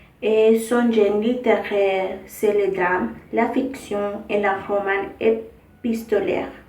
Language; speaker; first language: French; non-native, learner; Spanish